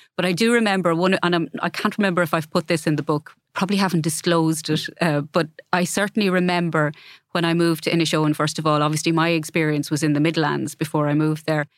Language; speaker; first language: English; native; English